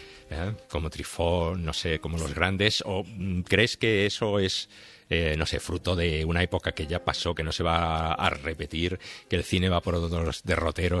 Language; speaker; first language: Spanish; native; Spanish